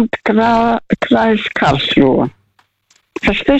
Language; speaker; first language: German; non-native, fluent; Russian